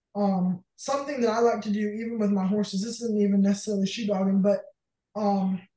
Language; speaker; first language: English; native; English